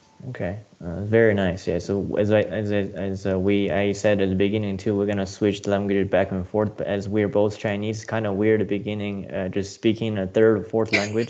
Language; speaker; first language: English; non-native, fluent; Chinese